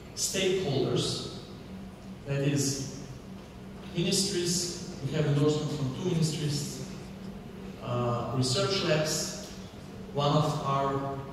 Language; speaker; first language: English; non-native, fluent; Slovenian